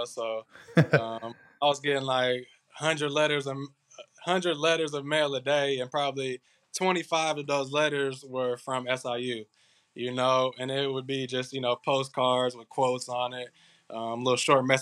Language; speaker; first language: English; native; English